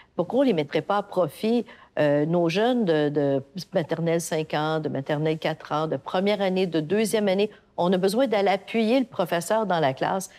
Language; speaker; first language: French; native; French